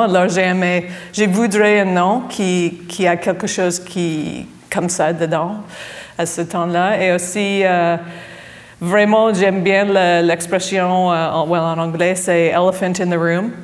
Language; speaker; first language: French; non-native, fluent; English